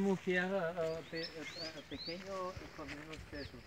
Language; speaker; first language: Spanish; non-native, learner; French